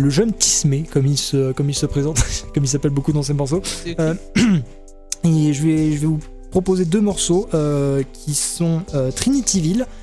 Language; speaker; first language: French; native; French